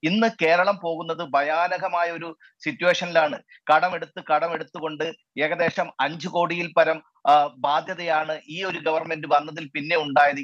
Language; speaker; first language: Malayalam; native; Malayalam